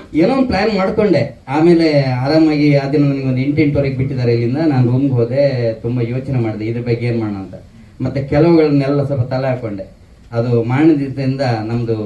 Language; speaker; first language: Kannada; native; Kannada